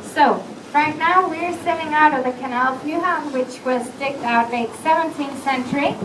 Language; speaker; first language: English; non-native, fluent; Danish